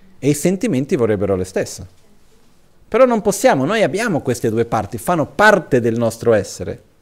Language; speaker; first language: Italian; non-native, fluent; Portuguese